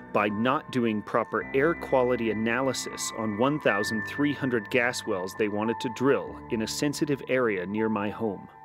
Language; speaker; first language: English; native; English